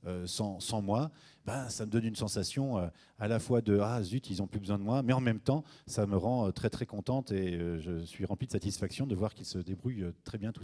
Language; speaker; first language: French; native; French